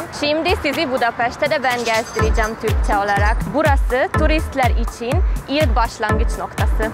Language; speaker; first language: Turkish; non-native, learner; Hungarian